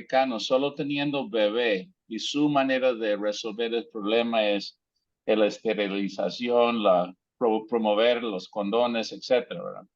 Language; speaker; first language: Spanish; native; Spanish